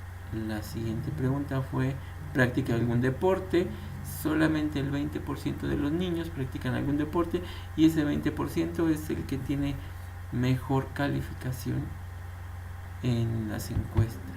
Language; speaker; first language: Spanish; native; Spanish